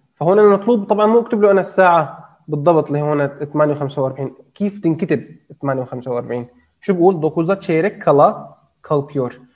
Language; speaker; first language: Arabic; native; Arabic